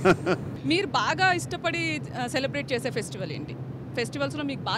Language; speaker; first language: Telugu; native; Telugu